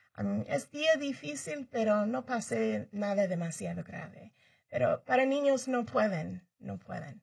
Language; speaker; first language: Spanish; early bilingual, heritage; Spanish